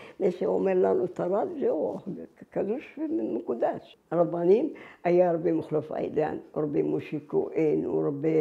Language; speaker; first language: Hebrew; non-native, fluent; Arabic